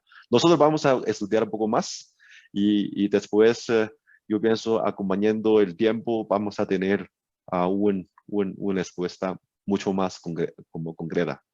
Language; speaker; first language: Spanish; non-native, learner; Chinese